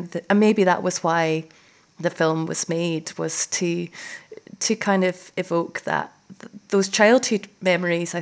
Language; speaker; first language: English; native; English